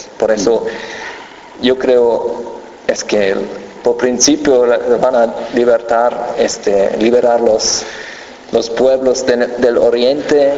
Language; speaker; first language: Spanish; non-native, fluent; German